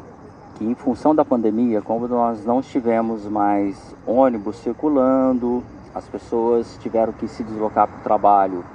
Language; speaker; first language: Portuguese; native; Portuguese